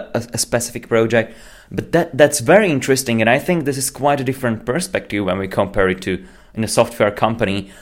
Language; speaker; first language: English; non-native, fluent; Slovak